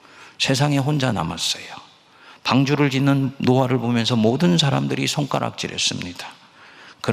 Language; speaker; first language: Korean; native; Korean